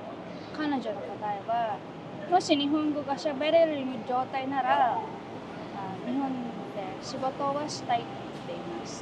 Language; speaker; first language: Japanese; non-native, fluent; Filipino